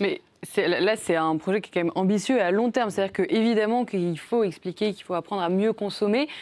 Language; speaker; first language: French; native; French